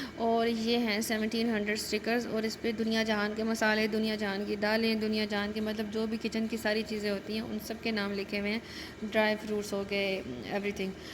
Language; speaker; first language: Urdu; native; Urdu